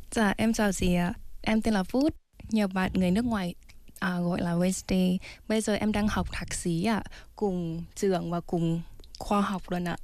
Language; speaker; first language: Vietnamese; early bilingual, heritage; Vietnamese